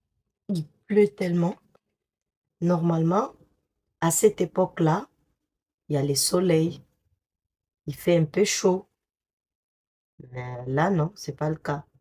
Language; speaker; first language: French; non-native, fluent; Portuguese